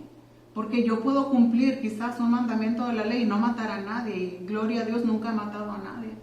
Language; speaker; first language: Spanish; native; Spanish